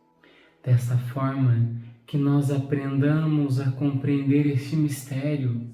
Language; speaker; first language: Portuguese; native; Portuguese